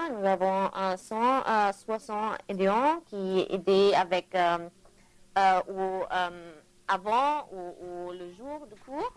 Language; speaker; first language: French; non-native, learner; German